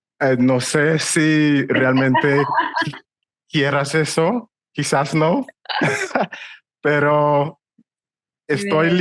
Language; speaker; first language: Spanish; non-native, fluent; English